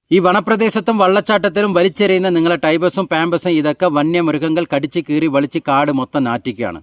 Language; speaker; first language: Malayalam; non-native, local second language; Tamil